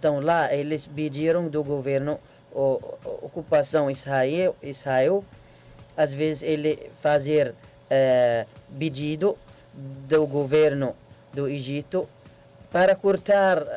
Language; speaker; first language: Portuguese; non-native, learner; Arabic